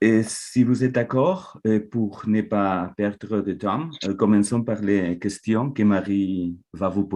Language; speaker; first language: French; non-native, fluent; Catalan